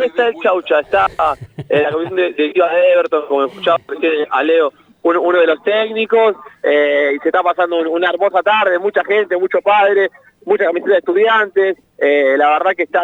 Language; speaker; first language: Spanish; native; Spanish